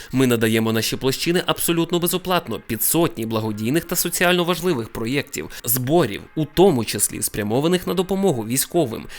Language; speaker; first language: Ukrainian; native; Ukrainian